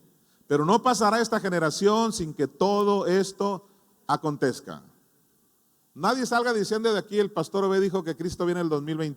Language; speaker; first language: Spanish; native; Spanish